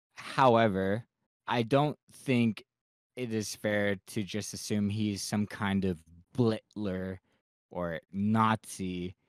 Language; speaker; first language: English; native; English